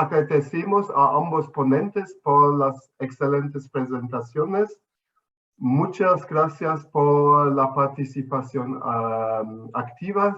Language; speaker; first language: Spanish; non-native, fluent; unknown